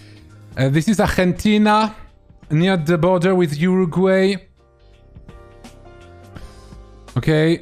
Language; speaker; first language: English; non-native, fluent; French